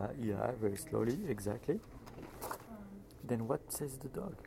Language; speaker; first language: English; non-native, fluent; French